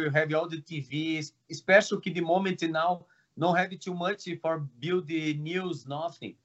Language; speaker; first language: English; non-native, learner; Portuguese